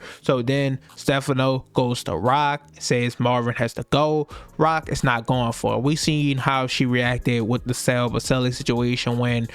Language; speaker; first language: English; native; English